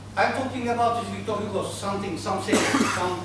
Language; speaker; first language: English; non-native, learner; Turkish